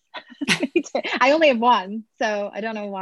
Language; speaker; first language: English; native; English